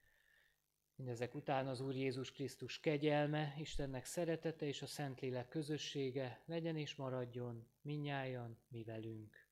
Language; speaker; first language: Hungarian; native; Hungarian